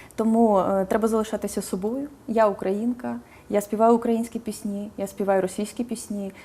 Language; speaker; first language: Ukrainian; native; Ukrainian